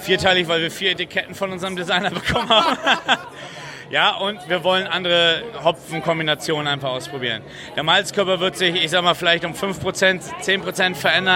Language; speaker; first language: German; native; German